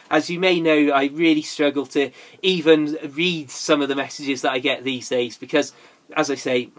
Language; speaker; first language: English; native; English